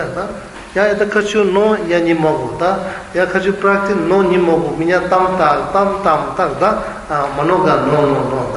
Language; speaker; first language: Russian; non-native, learner; Tibetan